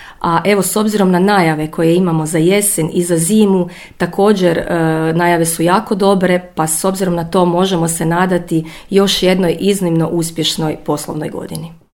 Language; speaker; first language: Croatian; native; Croatian